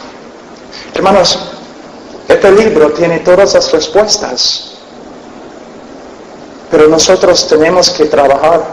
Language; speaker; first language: Spanish; non-native, fluent; English